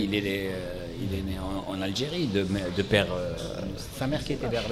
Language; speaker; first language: French; non-native, local second language; Arabic